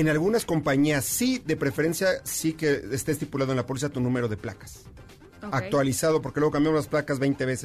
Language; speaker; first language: Spanish; native; Spanish